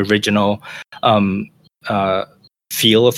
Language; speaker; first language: English; non-native, local second language; Chinese